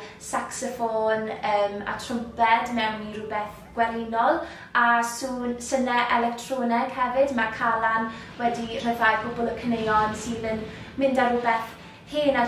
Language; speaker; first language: Welsh; native; Welsh